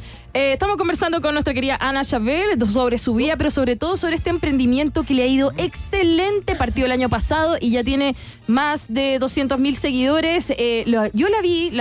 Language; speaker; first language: Spanish; native; Spanish